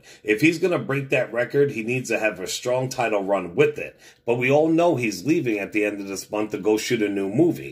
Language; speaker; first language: English; native; English